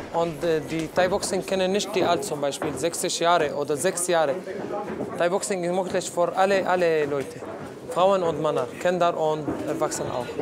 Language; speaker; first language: German; non-native, learner; Arabic